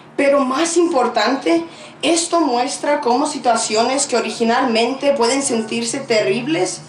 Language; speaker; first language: Spanish; early bilingual, other home language; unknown